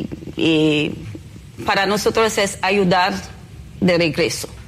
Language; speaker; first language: Spanish; non-native, fluent; Haitian Creole